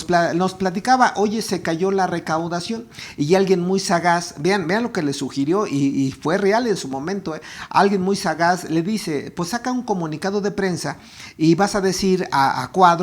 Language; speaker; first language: Spanish; native; Spanish